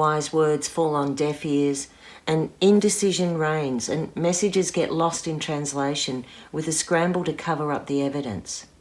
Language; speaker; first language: English; native; English